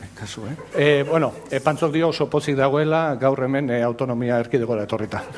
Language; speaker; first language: Basque; native; Basque